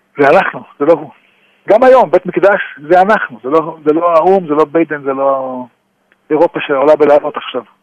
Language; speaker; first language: Hebrew; native; Hebrew